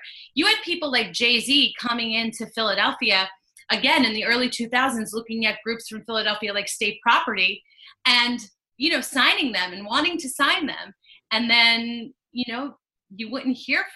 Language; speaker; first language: English; native; English